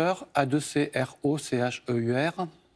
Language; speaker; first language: French; native; French